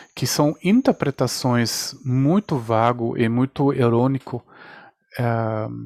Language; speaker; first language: Portuguese; non-native, fluent; German